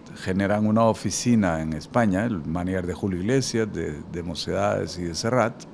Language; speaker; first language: Spanish; native; Spanish